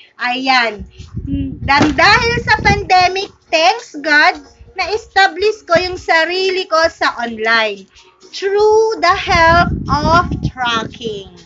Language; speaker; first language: Filipino; native; Filipino